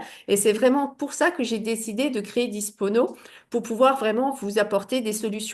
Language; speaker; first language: French; native; French